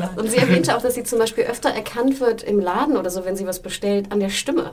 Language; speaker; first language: German; native; German